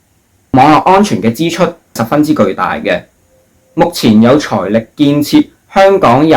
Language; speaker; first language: Cantonese; native; Cantonese